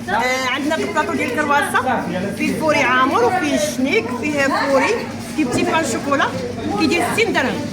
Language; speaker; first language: Arabic; native; Arabic